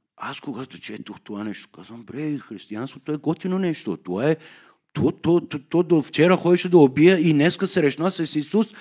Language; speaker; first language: Bulgarian; non-native, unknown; Persian